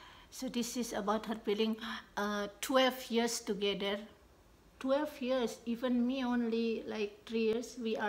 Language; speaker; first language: English; non-native, learner; Indonesian